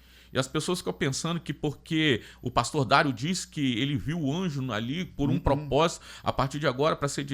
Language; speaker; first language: Portuguese; native; Portuguese